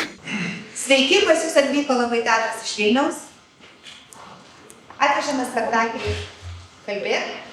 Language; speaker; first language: Lithuanian; native; Lithuanian